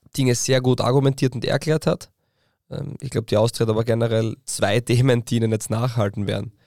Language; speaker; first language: German; native; German